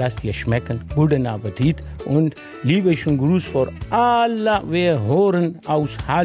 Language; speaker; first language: German; non-native, learner; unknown